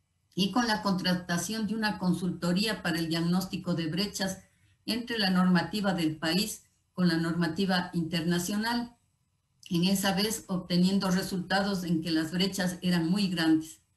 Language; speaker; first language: Spanish; native; Spanish